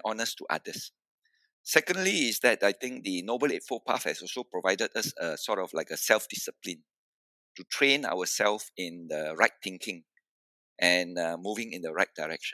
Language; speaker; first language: English; non-native, local second language; Min Nan Chinese